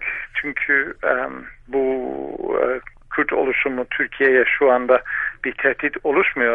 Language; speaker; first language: Turkish; non-native, fluent; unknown